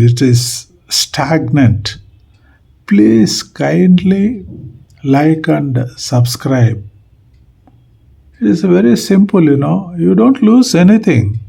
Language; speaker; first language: English; non-native, local second language; Tamil